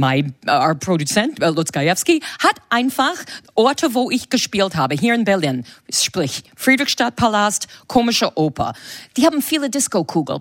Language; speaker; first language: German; non-native, fluent; English